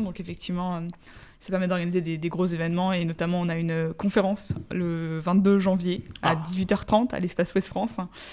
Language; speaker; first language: French; native; French